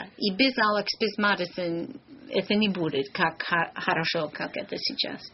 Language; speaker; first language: Russian; non-native, learner; English